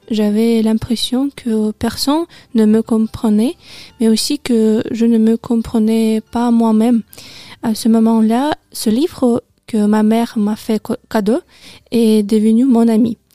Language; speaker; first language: French; non-native, learner; Russian